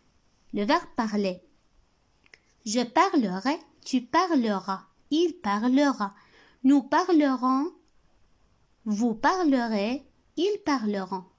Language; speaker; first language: French; non-native, local second language; Arabic